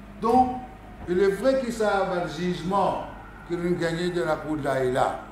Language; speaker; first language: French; non-native, local second language; Morisyen